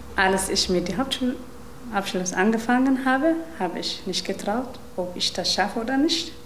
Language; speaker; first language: German; non-native, learner; Tigrinya